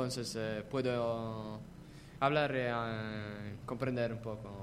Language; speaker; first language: Spanish; non-native, learner; Italian